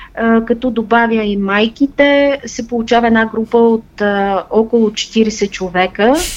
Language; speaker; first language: Bulgarian; native; Bulgarian